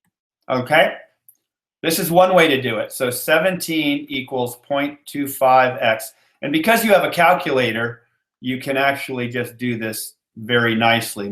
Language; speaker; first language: English; native; English